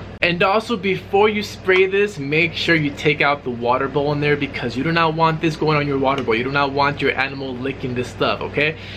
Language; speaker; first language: English; native; English